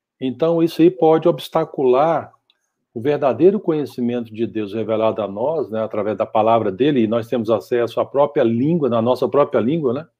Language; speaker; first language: Portuguese; native; Portuguese